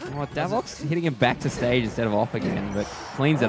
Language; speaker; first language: English; native; English